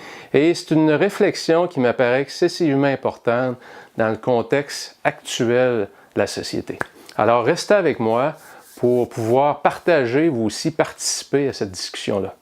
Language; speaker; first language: French; native; French